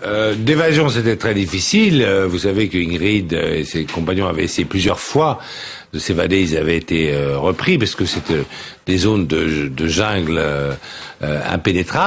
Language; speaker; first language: French; native; French